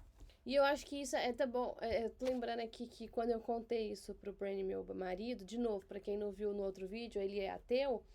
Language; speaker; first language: Portuguese; native; Portuguese